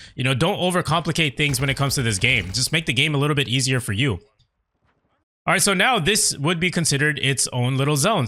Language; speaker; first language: English; native; English